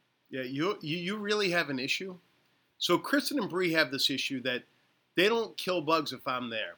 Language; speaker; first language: English; native; English